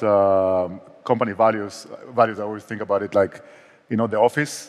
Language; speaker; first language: English; non-native, fluent; Hebrew